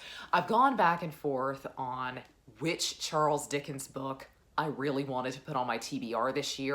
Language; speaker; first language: English; native; English